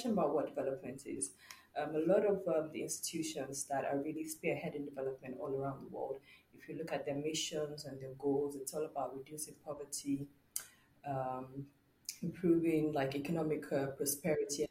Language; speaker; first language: English; non-native, local second language; Yoruba